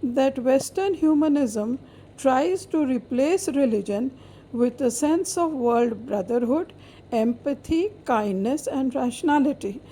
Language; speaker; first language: English; non-native, local second language; Hindi